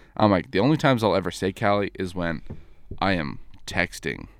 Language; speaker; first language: English; native; English